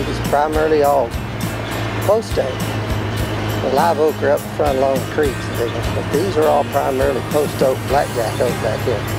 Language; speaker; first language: English; native; English